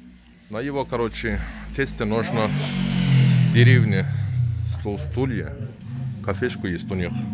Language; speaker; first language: Russian; non-native, learner; Turkish